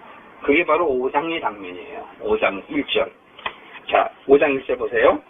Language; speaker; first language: Korean; native; Korean